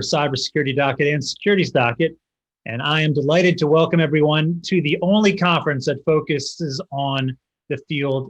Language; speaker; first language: English; native; English